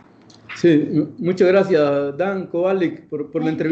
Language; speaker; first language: Spanish; native; Spanish